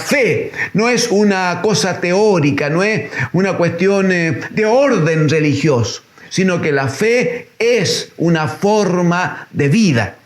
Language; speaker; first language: Spanish; native; Spanish